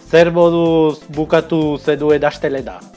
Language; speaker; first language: Basque; non-native, local second language; Spanish